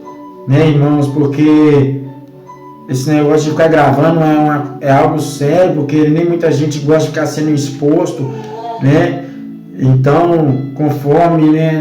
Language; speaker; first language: Portuguese; native; Portuguese